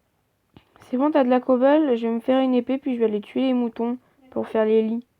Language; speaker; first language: French; native; French